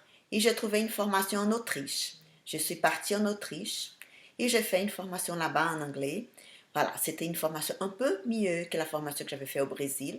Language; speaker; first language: French; non-native, fluent; Portuguese